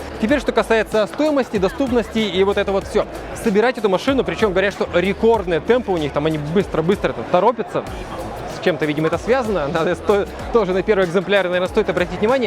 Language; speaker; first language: Russian; native; Russian